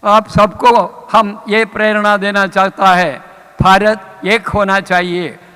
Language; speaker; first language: Hindi; non-native, local second language; Malayalam